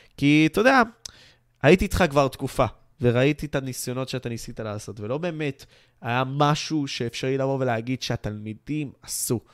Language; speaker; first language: Hebrew; native; Hebrew